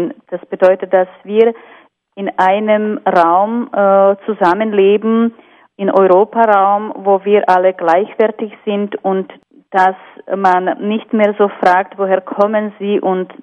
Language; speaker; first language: German; non-native, fluent; Slovak